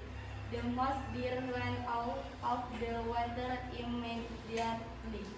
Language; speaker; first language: English; non-native, learner; Indonesian